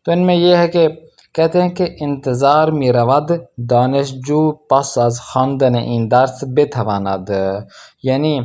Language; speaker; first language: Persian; non-native, fluent; Urdu